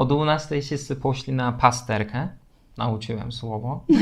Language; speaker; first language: Polish; non-native, learner; Turkish